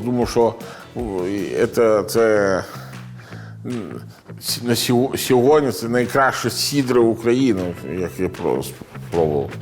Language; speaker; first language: Ukrainian; non-native, learner; Italian